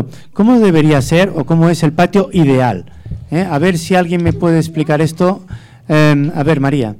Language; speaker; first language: Spanish; native; Spanish